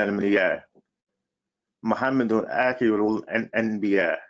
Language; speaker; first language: Arabic; non-native, learner; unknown